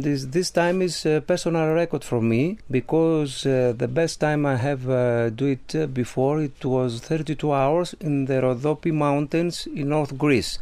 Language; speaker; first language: English; non-native, learner; Greek